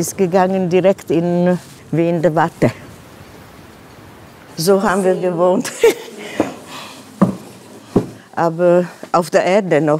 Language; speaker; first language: German; non-native, fluent; Czech